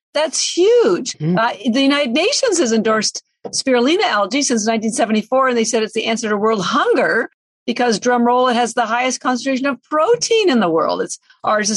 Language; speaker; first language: English; native; English